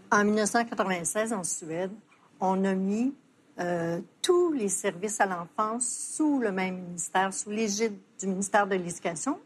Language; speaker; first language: French; native; French